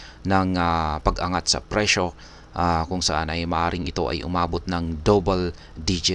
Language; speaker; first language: Filipino; native; Filipino